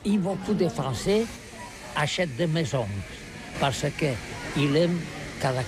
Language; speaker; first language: French; non-native, learner; Catalan